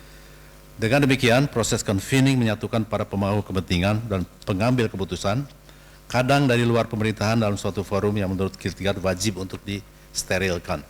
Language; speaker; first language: Indonesian; native; Indonesian